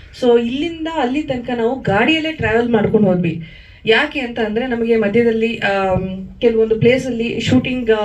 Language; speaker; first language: Kannada; native; Kannada